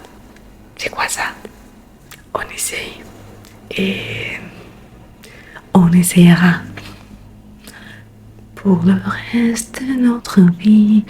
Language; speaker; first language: French; non-native, learner; Spanish